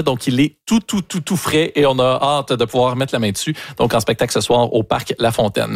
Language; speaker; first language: French; native; French